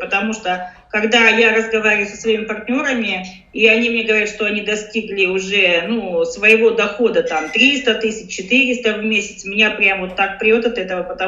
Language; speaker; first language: Russian; native; Russian